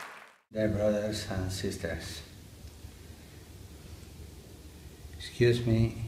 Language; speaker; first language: English; non-native, learner; Spanish